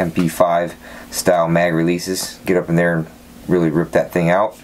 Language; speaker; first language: English; native; English